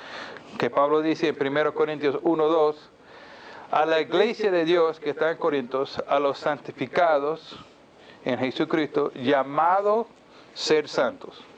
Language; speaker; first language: Spanish; non-native, fluent; English